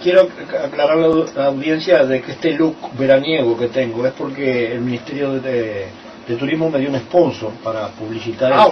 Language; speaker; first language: Spanish; native; Spanish